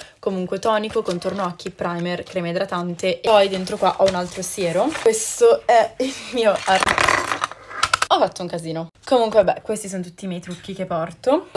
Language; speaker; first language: Italian; native; Italian